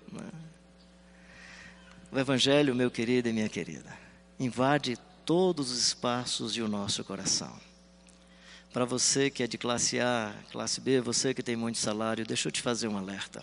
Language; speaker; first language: Portuguese; native; Portuguese